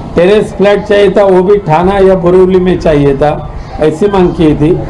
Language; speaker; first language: Hindi; non-native, local second language; Marathi